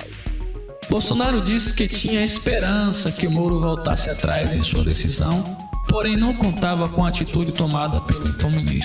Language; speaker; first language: Portuguese; native; Portuguese